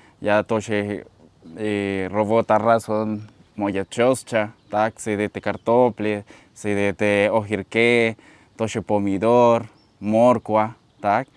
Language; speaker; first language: Ukrainian; non-native, learner; Spanish